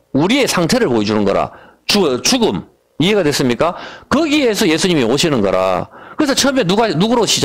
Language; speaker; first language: Korean; native; Korean